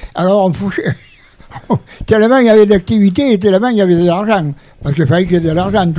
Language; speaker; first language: French; native; French